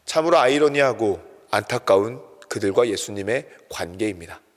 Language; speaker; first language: Korean; native; Korean